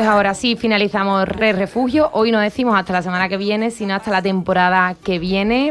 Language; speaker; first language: Spanish; native; Spanish